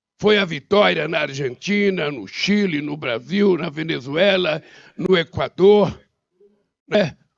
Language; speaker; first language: Portuguese; native; Portuguese